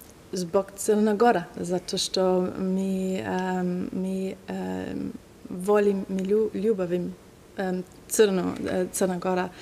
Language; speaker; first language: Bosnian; non-native, learner; German